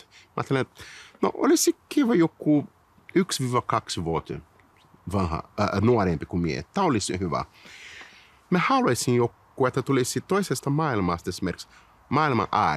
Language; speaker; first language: Finnish; non-native, fluent; Portuguese